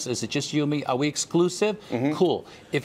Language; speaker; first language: English; native; English